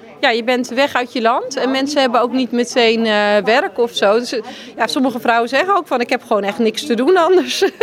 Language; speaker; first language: Dutch; native; Dutch